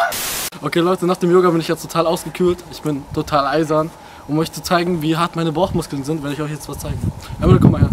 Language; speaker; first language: German; native; German